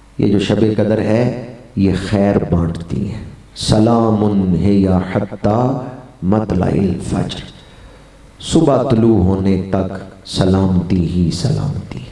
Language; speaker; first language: Urdu; non-native, local second language; Punjabi